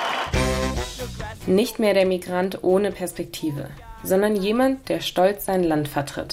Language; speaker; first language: German; native; German